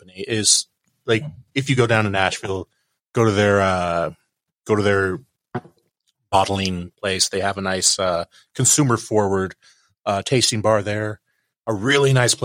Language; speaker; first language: English; native; English